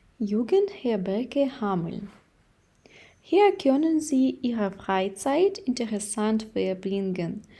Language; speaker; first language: German; non-native, fluent; Ukrainian